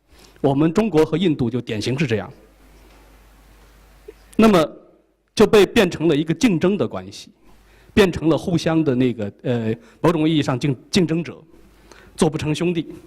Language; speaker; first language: Chinese; native; Chinese